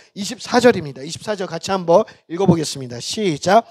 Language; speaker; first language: Korean; native; Korean